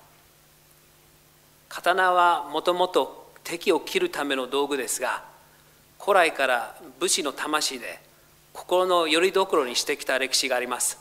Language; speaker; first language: Japanese; non-native, fluent; English